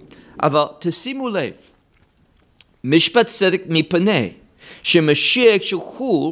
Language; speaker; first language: Hebrew; non-native, fluent; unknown